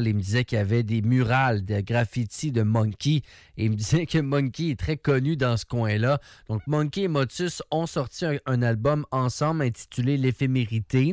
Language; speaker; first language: French; native; French